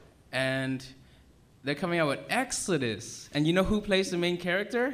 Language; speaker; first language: English; early bilingual, other home language; Vietnamese